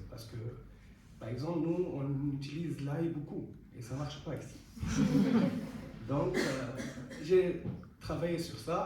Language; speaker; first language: French; non-native, fluent; Arabic